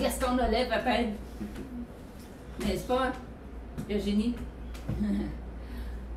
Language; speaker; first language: French; native; French